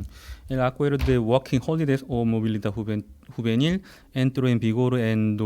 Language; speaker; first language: Spanish; non-native, fluent; Korean